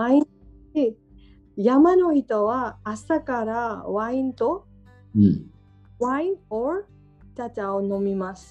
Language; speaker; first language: Japanese; non-native, learner; Georgian